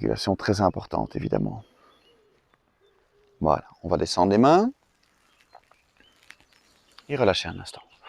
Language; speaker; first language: French; native; French